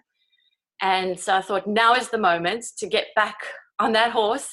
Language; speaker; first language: English; native; English